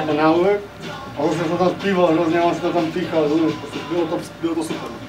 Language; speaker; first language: Czech; non-native, fluent; Serbian